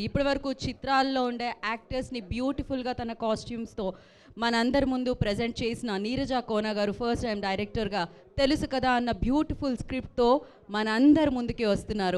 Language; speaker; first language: Telugu; native; Telugu